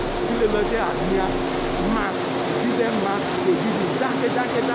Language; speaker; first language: German; non-native, learner; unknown